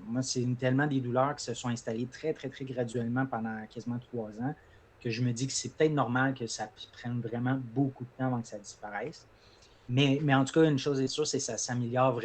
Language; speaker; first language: French; native; French